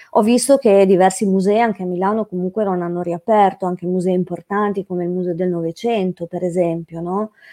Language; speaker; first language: Italian; native; Italian